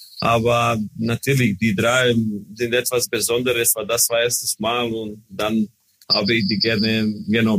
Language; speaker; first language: German; non-native, learner; Croatian